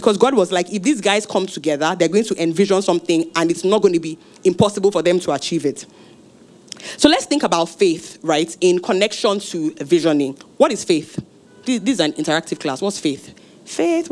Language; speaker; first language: English; non-native, local second language; Yoruba